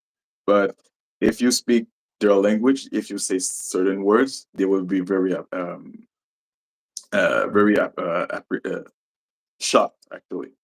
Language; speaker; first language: English; non-native, local second language; French